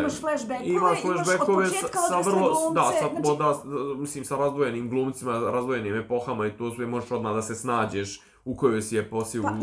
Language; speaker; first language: Serbian; native; Serbian